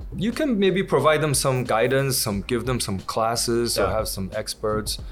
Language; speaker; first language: English; native; English